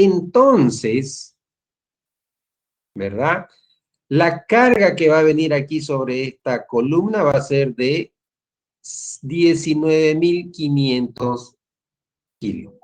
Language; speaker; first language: Spanish; native; Spanish